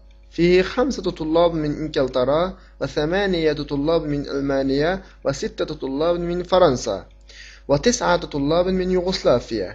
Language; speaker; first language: Arabic; non-native, fluent; Uyghur